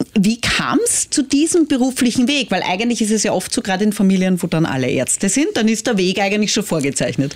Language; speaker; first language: German; native; German